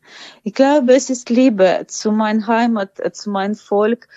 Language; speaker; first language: German; non-native, fluent; Ukrainian